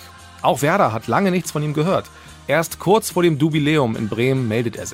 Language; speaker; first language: German; native; German